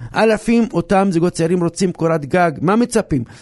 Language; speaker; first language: Hebrew; non-native, local second language; Arabic